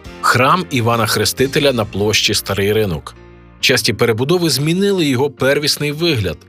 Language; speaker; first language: Ukrainian; native; Ukrainian